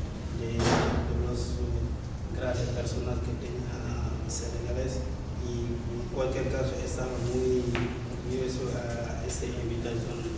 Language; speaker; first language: Spanish; non-native, learner; Wolof